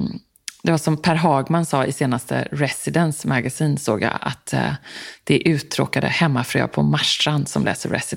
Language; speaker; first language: Swedish; native; Swedish